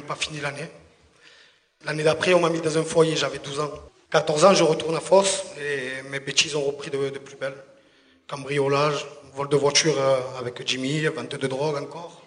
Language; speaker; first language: French; native; French